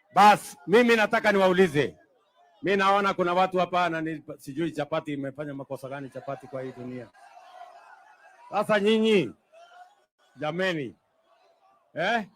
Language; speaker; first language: Swahili; non-native, local second language; Kalenjin